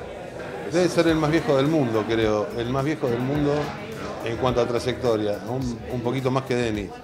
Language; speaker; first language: Spanish; native; Spanish